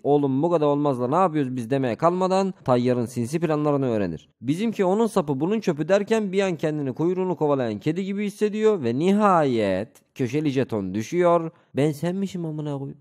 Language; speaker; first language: Turkish; native; Turkish